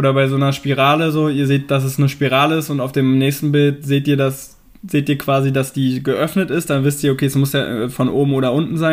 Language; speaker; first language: German; native; German